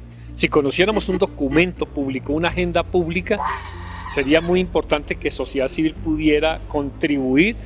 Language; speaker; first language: Spanish; native; Spanish